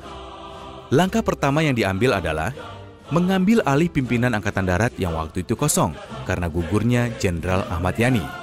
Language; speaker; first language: Indonesian; native; Indonesian